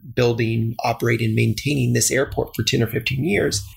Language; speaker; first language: English; native; English